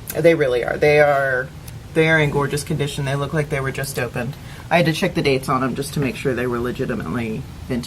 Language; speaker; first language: English; native; English